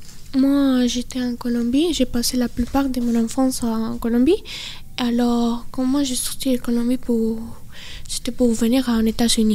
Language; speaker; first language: French; non-native, learner; Spanish